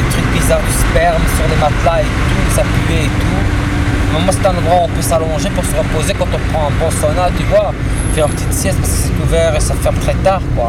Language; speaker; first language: French; native; French